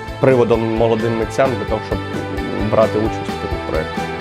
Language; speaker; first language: Ukrainian; native; Ukrainian